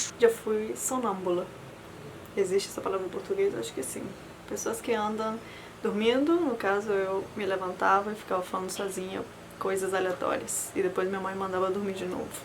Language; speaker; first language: Portuguese; early bilingual, other home language; Spanish